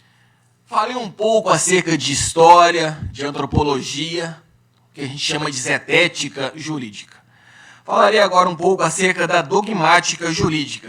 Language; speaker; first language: Portuguese; native; Portuguese